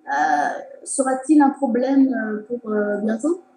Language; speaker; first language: French; native; French